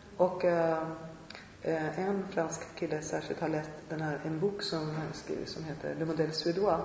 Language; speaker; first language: Swedish; native; Swedish